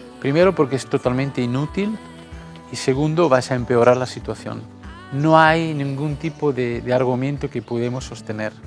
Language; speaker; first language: Spanish; non-native, fluent; Italian